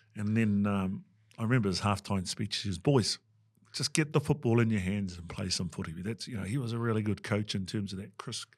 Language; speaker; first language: English; native; English